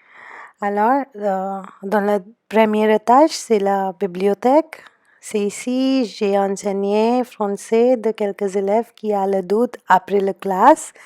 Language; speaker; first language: French; non-native, fluent; Hindi